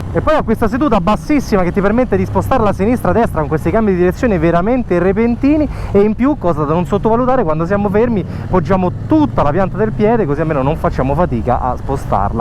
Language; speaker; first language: Italian; native; Italian